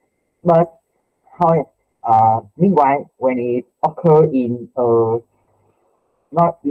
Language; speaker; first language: English; non-native, learner; Vietnamese